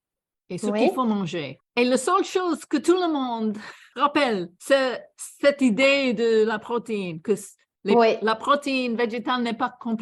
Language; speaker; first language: French; non-native, fluent; English